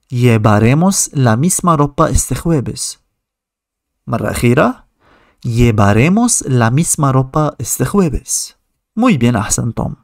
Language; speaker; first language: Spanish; non-native, fluent; Arabic